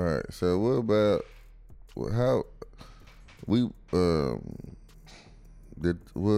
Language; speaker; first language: English; native; English